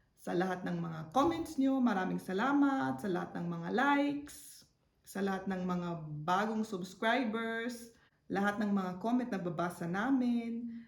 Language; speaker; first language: Filipino; native; Filipino